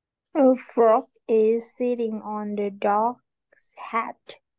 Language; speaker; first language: English; non-native, learner; Vietnamese